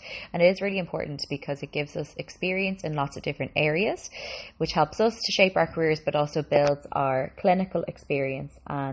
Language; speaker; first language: English; native; English